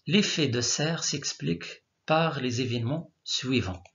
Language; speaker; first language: French; non-native, local second language; Arabic